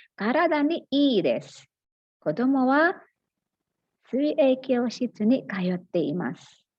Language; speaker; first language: Japanese; non-native, fluent; Indonesian